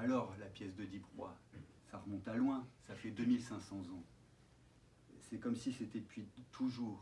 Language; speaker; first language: French; native; French